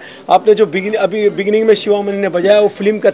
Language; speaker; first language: Hindi; native; Hindi